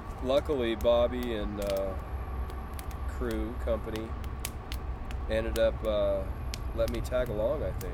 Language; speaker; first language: English; native; English